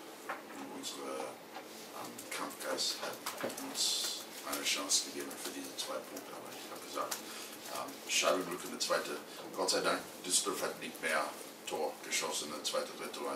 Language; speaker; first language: German; non-native, learner; English